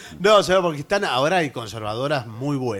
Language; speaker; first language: Spanish; native; Spanish